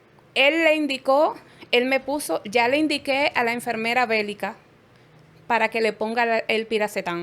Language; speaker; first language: Spanish; native; Spanish